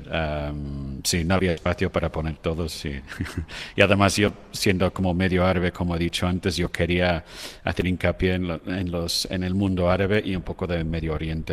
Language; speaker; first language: Spanish; non-native, fluent; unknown